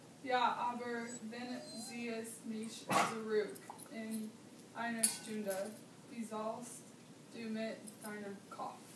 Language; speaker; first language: German; non-native, learner; English